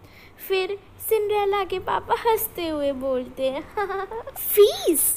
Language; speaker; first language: Hindi; native; Hindi